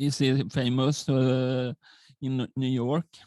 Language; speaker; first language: English; non-native, learner; Swedish